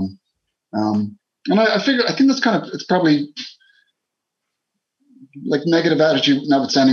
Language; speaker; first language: English; native; English